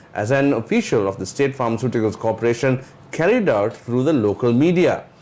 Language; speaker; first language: English; non-native, local second language; Sinhala